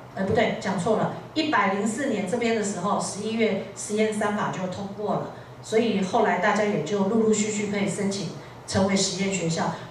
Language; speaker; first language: Chinese; native; Chinese